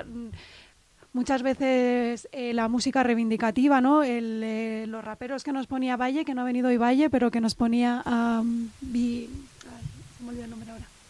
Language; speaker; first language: Spanish; native; Spanish